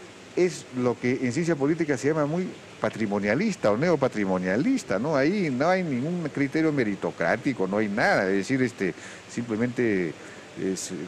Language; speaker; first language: Spanish; native; Spanish